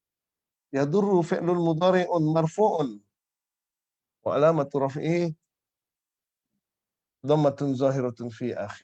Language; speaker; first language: Arabic; non-native, fluent; Malay